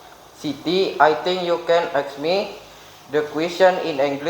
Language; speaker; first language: English; non-native, learner; Indonesian